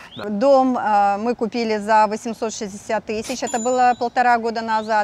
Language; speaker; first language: Russian; native; Russian